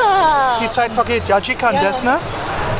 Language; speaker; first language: German; native; German